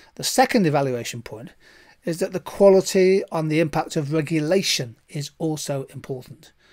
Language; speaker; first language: English; native; English